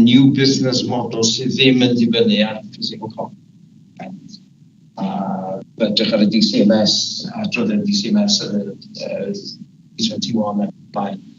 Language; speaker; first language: Welsh; native; Welsh